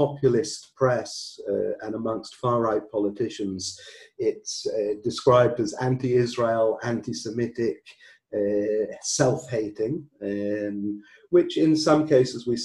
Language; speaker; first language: English; native; English